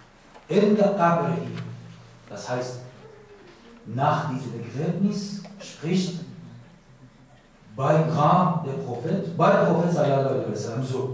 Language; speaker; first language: German; non-native, learner; Persian